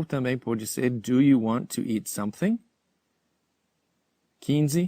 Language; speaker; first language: Portuguese; non-native, fluent; English